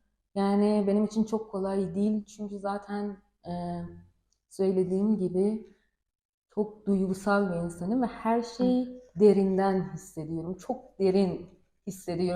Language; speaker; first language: Turkish; non-native, learner; Persian